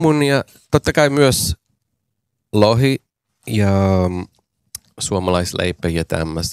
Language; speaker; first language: Finnish; non-native, fluent; English